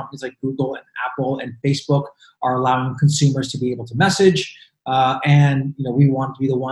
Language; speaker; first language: English; native; English